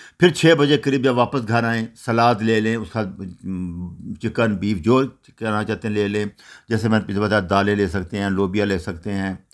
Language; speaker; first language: Urdu; non-native, local second language; Punjabi